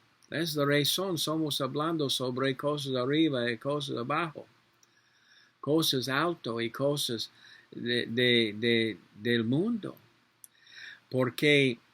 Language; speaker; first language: Spanish; non-native, learner; English